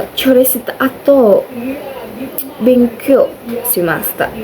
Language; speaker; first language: Japanese; non-native, learner; Indonesian